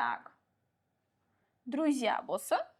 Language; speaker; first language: Russian; non-native, local second language; Uzbek